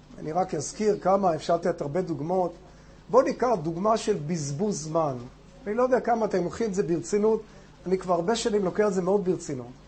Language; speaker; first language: Hebrew; non-native, fluent; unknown